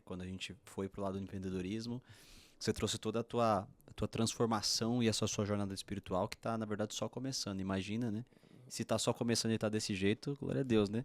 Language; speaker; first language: Portuguese; native; Portuguese